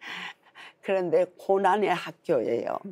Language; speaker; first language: Korean; native; Korean